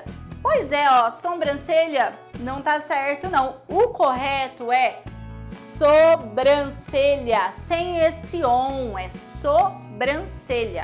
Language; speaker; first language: Portuguese; native; Portuguese